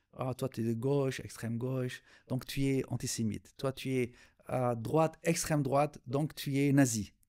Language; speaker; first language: French; non-native, local second language; Arabic